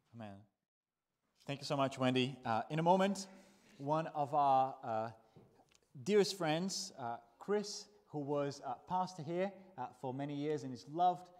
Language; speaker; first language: English; non-native, fluent; Portuguese